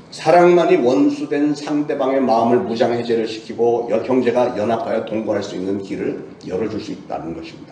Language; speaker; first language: Korean; native; Korean